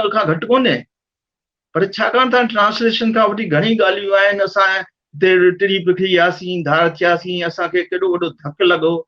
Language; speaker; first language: Sindhi; early bilingual, heritage; Sindhi